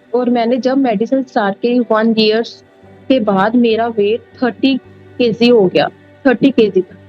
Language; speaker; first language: Hindi; non-native, local second language; Punjabi